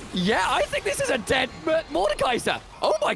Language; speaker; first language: English; native; English